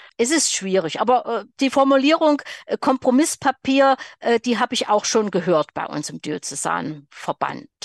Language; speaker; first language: German; native; German